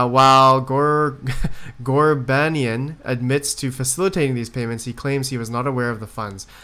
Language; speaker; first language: English; native; English